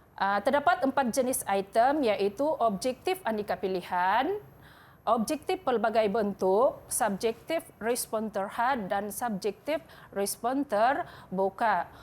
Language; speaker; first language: Malay; non-native, local second language; Central Dusun